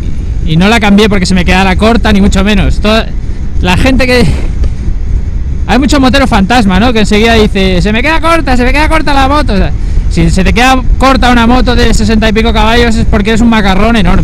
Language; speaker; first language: Spanish; native; Spanish